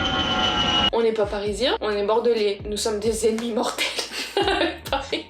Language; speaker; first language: French; native; French